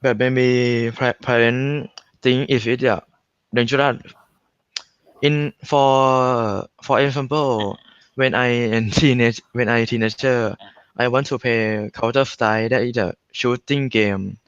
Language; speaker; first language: English; non-native, learner; Thai